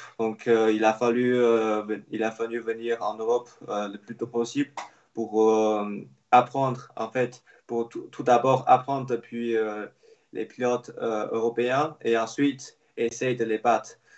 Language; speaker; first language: French; non-native, fluent; Chinese